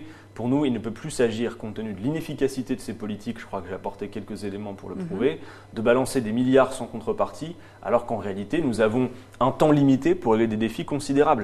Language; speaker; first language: French; native; French